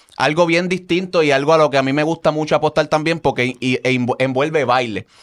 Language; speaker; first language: Spanish; native; Spanish